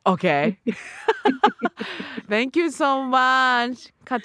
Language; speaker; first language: English; non-native, learner; Japanese